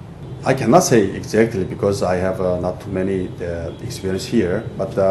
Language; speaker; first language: English; non-native, fluent; Korean